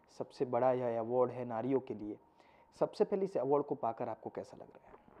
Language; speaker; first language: Hindi; non-native, local second language; Gujarati